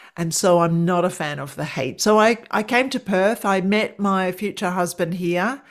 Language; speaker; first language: English; native; English